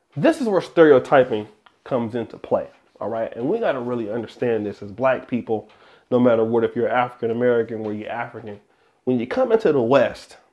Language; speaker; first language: English; native; English